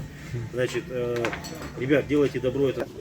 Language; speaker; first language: Russian; native; Russian